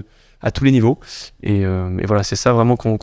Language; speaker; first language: French; native; French